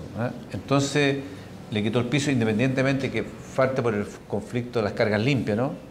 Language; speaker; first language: Spanish; native; Spanish